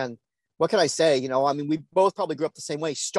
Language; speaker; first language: English; native; English